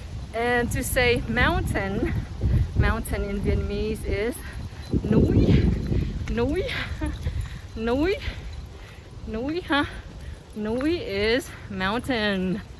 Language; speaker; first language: English; non-native, fluent; Vietnamese